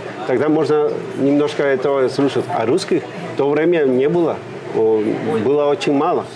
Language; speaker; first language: Russian; non-native, fluent; Spanish